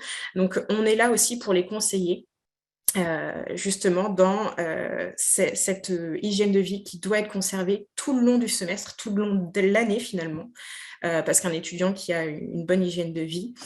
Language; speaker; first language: French; native; French